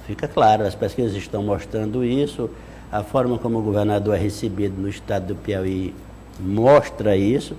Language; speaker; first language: Portuguese; native; Portuguese